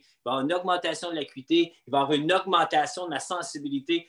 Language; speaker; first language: French; native; French